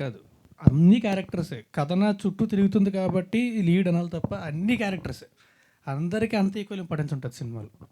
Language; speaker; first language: Telugu; native; Telugu